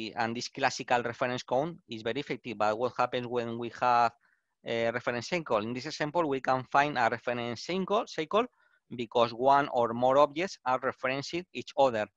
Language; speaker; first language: English; non-native, learner; Spanish